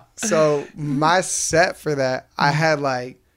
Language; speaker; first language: English; native; English